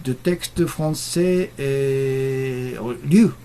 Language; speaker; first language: French; non-native, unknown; Japanese